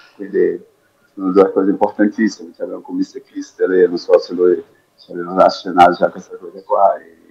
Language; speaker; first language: Italian; non-native, fluent; Portuguese